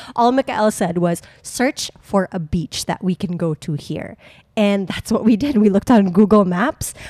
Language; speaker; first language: English; non-native, local second language; Filipino